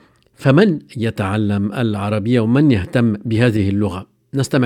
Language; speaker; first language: Arabic; native; Arabic